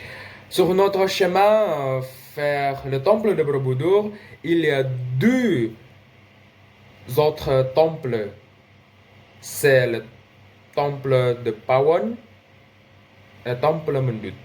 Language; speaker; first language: French; non-native, learner; Indonesian